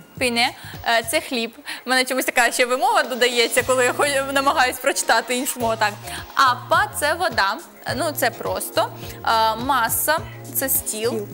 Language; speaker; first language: Ukrainian; native; Ukrainian